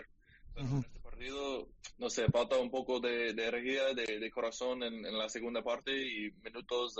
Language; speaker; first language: Spanish; non-native, learner; English